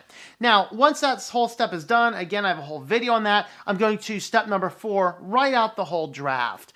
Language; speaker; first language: English; native; English